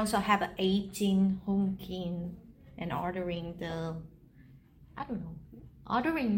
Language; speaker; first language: English; non-native, learner; Vietnamese